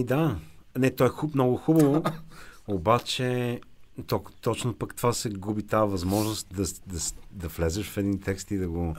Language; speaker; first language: Bulgarian; native; Bulgarian